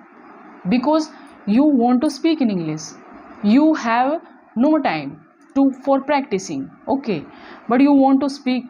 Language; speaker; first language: English; non-native, local second language; Hindi